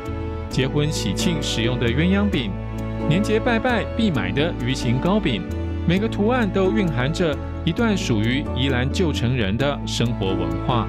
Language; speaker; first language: Chinese; native; Chinese